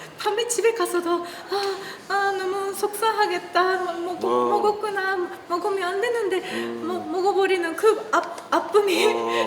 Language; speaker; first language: Korean; non-native, learner; Japanese